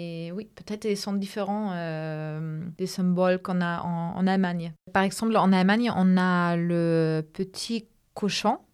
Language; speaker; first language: French; non-native, fluent; German